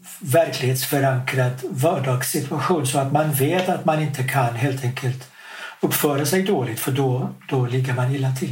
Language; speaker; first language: Swedish; non-native, fluent; Kurdish